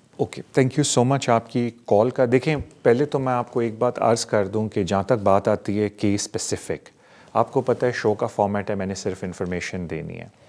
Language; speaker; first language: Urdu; native; Urdu